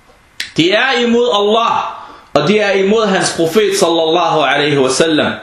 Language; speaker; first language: Danish; non-native, fluent; Arabic